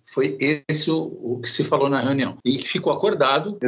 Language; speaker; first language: Portuguese; native; Portuguese